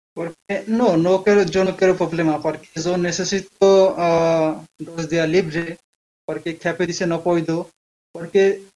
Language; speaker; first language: Spanish; non-native, learner; Bangla